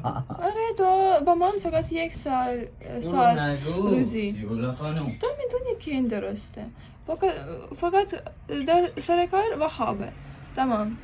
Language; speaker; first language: Persian; non-native, learner; Ukrainian